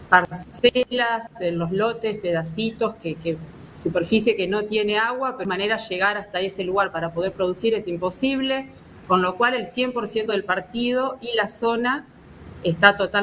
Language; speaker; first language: Spanish; native; Spanish